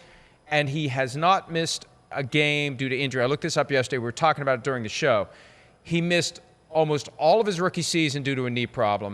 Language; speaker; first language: English; native; English